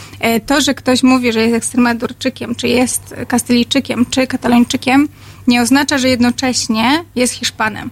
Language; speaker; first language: Polish; native; Polish